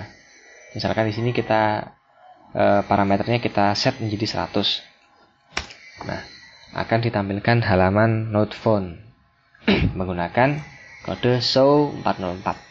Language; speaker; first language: Indonesian; native; Indonesian